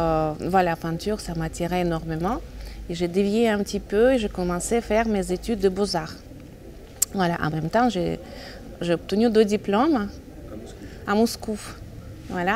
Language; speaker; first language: French; non-native, fluent; Russian